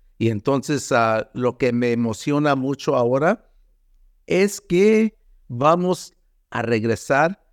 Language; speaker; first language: Spanish; early bilingual, heritage; Spanish